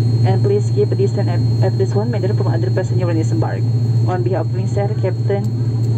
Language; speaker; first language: English; non-native, fluent; Indonesian